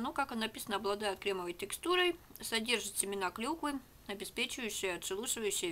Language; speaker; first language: Russian; native; Russian